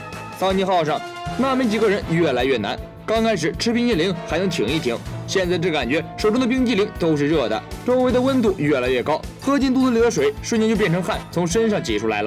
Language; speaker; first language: Chinese; native; Chinese